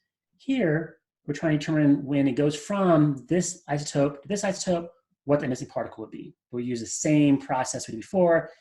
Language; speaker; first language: English; native; English